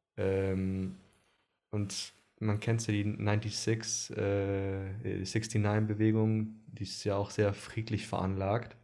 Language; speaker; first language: German; early bilingual, other home language; Greek